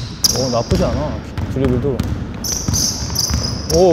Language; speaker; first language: Korean; native; Korean